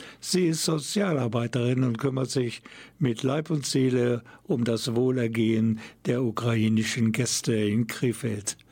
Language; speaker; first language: German; native; German